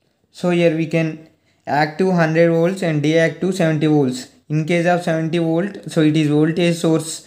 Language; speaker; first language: English; non-native, local second language; Telugu